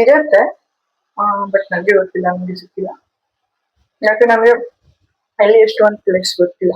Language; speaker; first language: Kannada; non-native, learner; Hindi